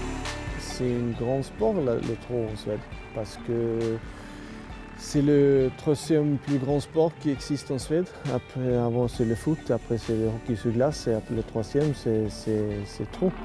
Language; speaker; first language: French; non-native, learner; Swedish